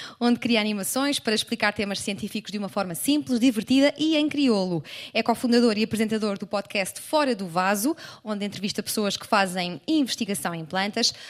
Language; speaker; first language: Portuguese; native; Portuguese